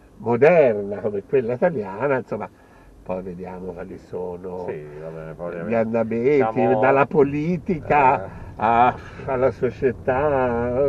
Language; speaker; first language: Italian; native; Italian